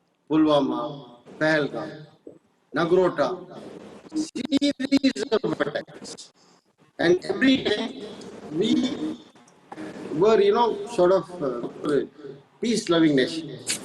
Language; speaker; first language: English; non-native, local second language; Tamil